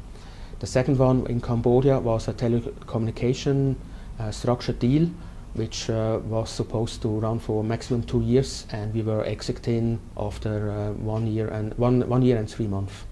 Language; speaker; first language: English; non-native, fluent; German